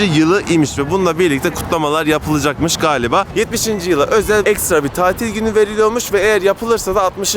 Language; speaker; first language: Turkish; native; Turkish